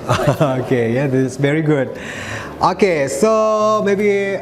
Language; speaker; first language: English; non-native, learner; Indonesian